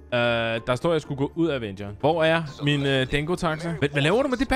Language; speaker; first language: Danish; native; Danish